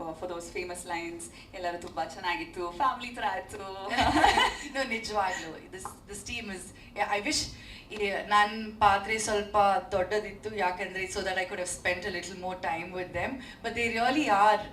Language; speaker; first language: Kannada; early bilingual, heritage; English